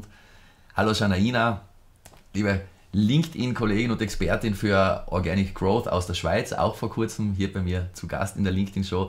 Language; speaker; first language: German; native; German